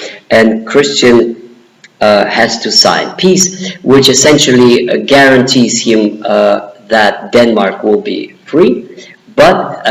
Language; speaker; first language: English; non-native, fluent; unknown